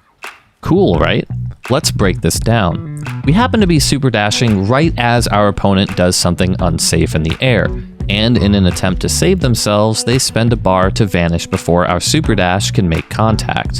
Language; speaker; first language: English; native; English